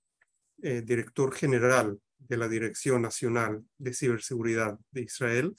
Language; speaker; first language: Spanish; native; Spanish